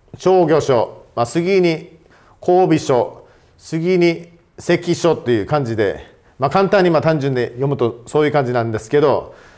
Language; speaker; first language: Japanese; native; Japanese